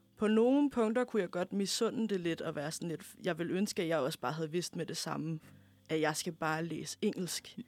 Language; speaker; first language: Danish; native; Danish